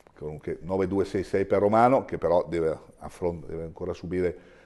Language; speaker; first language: Italian; native; Italian